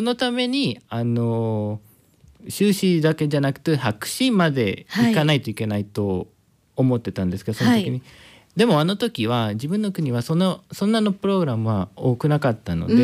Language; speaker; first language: Japanese; non-native, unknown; Spanish